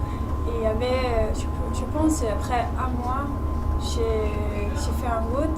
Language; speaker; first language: French; non-native, learner; Danish